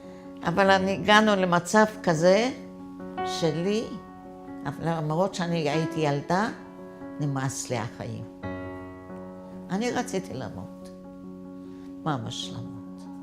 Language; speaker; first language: Hebrew; non-native, fluent; Yiddish